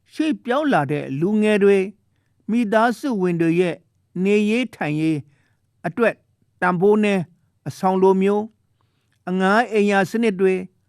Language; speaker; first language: Burmese; non-native, local second language; Shan